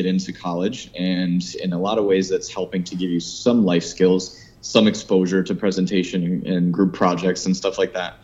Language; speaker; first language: English; native; English